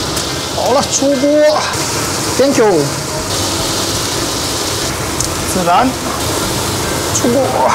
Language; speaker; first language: Chinese; non-native, local second language; Korean